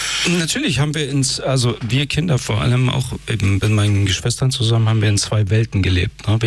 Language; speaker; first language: German; early bilingual, other home language; Persian